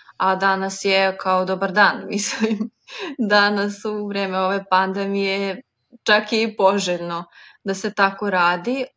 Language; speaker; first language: Serbian; native; Serbian